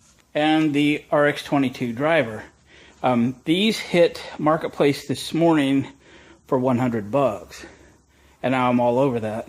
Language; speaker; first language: English; native; English